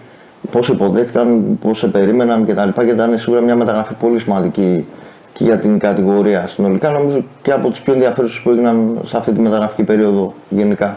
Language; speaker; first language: Greek; native; Greek